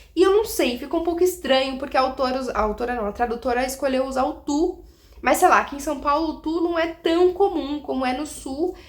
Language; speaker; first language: Portuguese; native; Portuguese